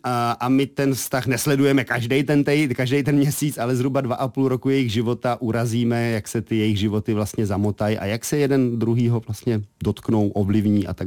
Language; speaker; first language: Czech; native; Czech